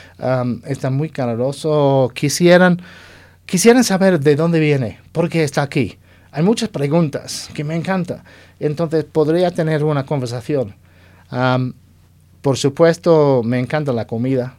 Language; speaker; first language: Spanish; non-native, fluent; English